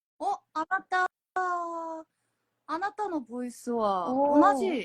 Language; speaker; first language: Japanese; non-native, learner; Korean